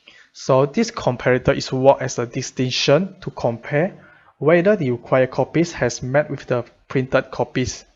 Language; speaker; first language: English; non-native, fluent; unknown